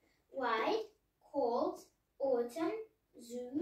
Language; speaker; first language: English; non-native, learner; Russian